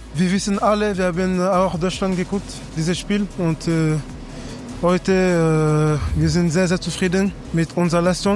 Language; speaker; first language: German; non-native, fluent; French